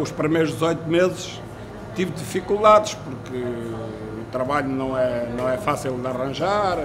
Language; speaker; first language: Portuguese; native; Portuguese